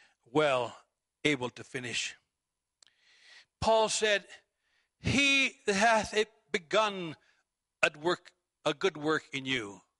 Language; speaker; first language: English; native; English